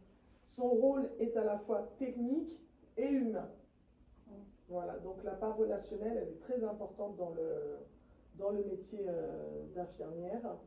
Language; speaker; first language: French; native; French